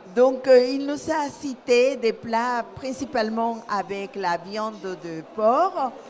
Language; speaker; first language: French; non-native, fluent; Spanish